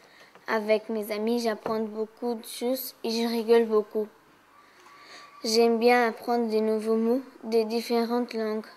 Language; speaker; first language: French; early bilingual, other home language; Portuguese